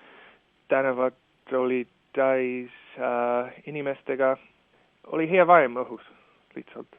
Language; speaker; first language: Estonian; non-native, fluent; English